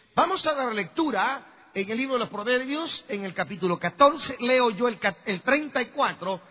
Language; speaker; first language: Spanish; native; Spanish